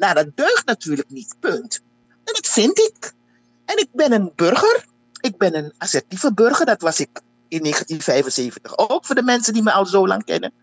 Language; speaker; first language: Dutch; native; Dutch